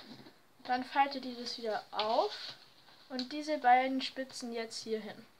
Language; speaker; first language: German; native; German